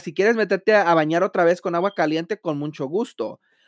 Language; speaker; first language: Spanish; early bilingual, heritage; Spanish